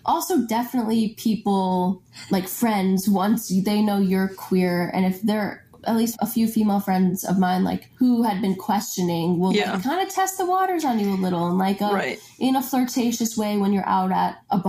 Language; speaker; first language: English; native; English